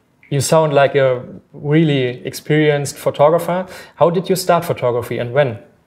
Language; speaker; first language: English; non-native, fluent; German